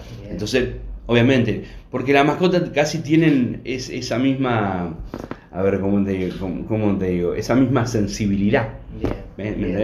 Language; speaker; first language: Spanish; native; Spanish